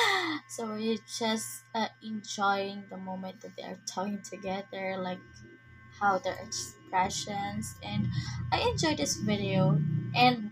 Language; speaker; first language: English; non-native, learner; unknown